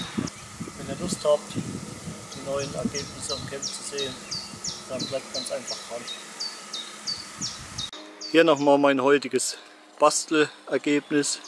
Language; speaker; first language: German; native; German